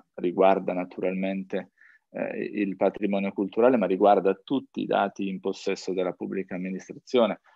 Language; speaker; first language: Italian; native; Italian